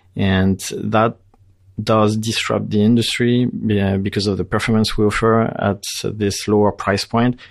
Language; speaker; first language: English; non-native, fluent; French